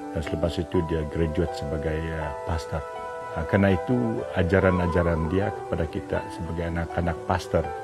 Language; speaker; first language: Malay; non-native, local second language; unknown